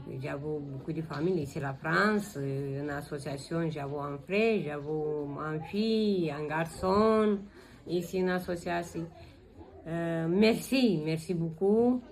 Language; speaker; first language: French; non-native, learner; Romanian